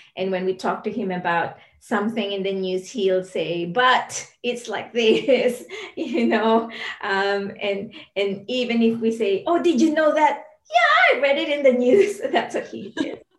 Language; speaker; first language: English; non-native, local second language; Filipino